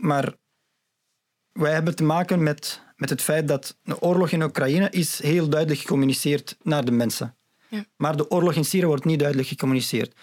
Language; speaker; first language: Dutch; non-native, fluent; Arabic